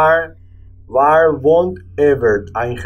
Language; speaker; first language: Dutch; non-native, learner; Spanish